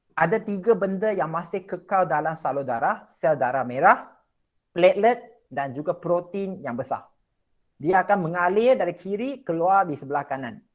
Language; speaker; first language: Malay; non-native, local second language; Chinese